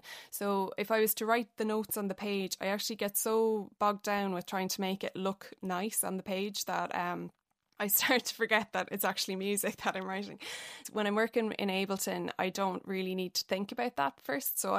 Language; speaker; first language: English; native; English